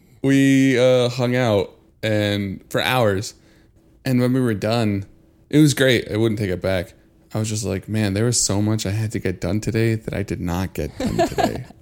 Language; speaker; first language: English; early bilingual, other home language; Spanish